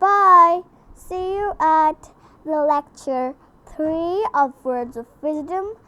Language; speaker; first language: English; non-native, local second language; Urdu